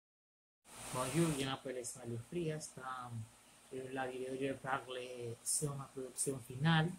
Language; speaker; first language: French; non-native, learner; Spanish